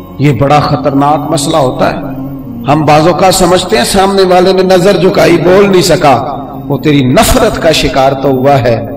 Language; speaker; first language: Urdu; non-native, local second language; Punjabi